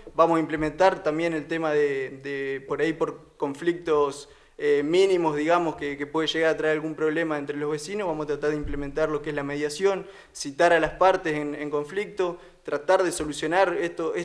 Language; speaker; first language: Spanish; native; Spanish